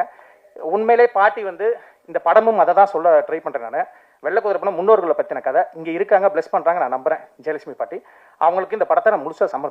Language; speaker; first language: Tamil; native; Tamil